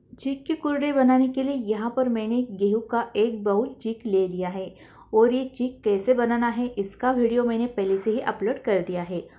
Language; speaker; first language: Hindi; non-native, local second language; Marathi